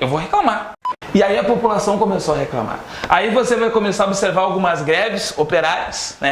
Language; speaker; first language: Portuguese; native; Portuguese